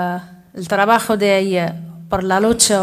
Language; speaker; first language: Spanish; non-native, learner; Arabic